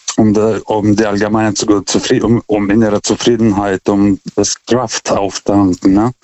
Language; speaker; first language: German; non-native, fluent; Lithuanian